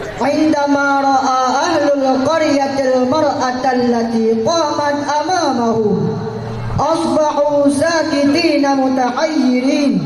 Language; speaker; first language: Arabic; non-native, learner; Indonesian